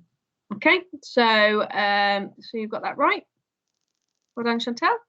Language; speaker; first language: English; native; English